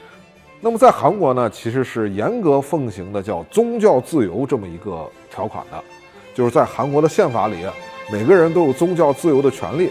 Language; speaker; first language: Chinese; native; Chinese